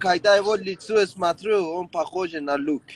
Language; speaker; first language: Russian; non-native, learner; Persian